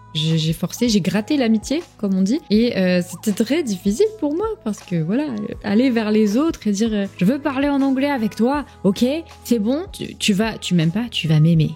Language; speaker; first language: French; native; French